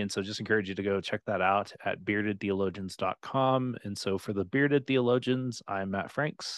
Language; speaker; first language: English; native; English